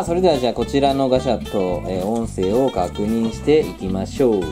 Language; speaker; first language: Japanese; native; Japanese